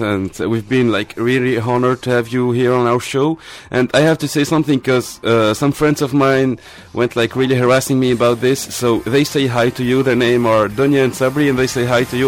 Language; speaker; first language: English; non-native, fluent; Arabic